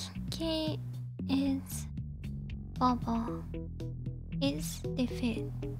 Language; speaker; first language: English; non-native, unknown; Japanese